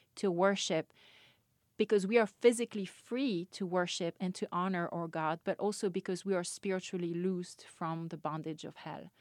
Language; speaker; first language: English; non-native, fluent; French